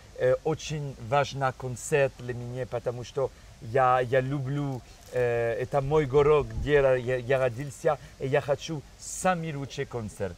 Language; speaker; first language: Russian; non-native, learner; French